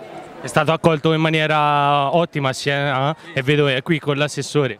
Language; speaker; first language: Italian; native; Italian